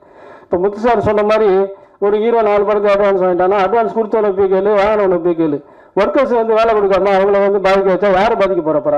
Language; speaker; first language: Tamil; native; Tamil